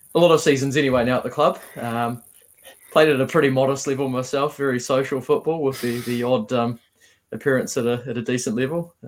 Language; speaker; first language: English; native; English